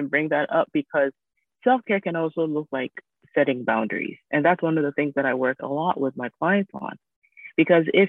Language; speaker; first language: English; non-native, local second language; Akan